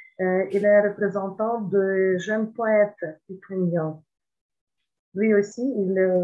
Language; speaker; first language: French; non-native, fluent; Ukrainian